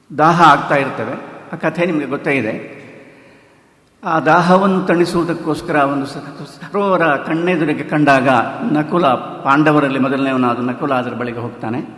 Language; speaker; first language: Kannada; non-native, local second language; Tulu